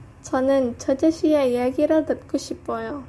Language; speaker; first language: Korean; non-native, learner; Indonesian